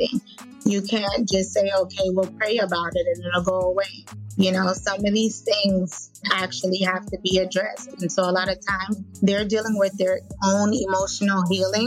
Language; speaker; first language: English; native; English